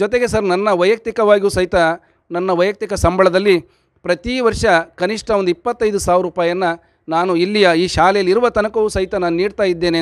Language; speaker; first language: Kannada; native; Kannada